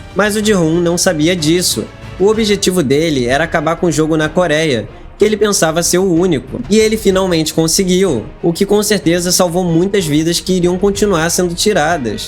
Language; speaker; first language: Portuguese; native; Portuguese